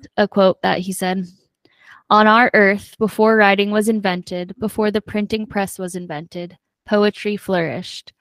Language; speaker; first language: English; native; English